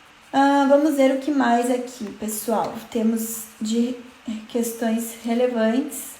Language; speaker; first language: Portuguese; native; Portuguese